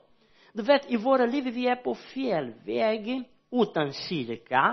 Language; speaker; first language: Swedish; non-native, learner; Portuguese